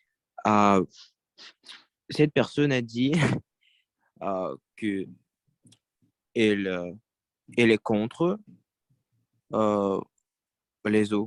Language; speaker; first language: French; non-native, learner; Russian